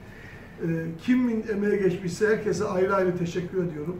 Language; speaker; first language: Turkish; native; Turkish